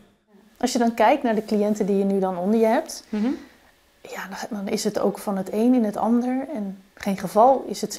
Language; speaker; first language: Dutch; native; Dutch